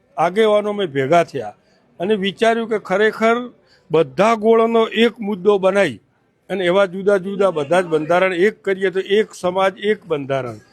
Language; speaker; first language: Gujarati; native; Gujarati